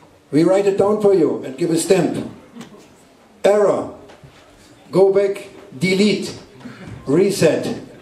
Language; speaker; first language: English; non-native, fluent; German